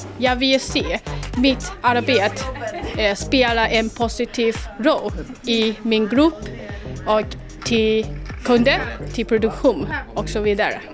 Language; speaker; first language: Swedish; non-native, fluent; Chinese